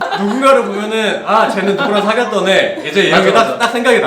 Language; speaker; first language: Korean; native; Korean